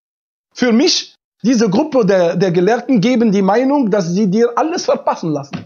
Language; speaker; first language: German; non-native, fluent; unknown